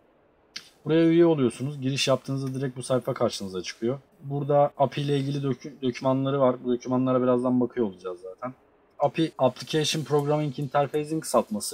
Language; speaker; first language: Turkish; native; Turkish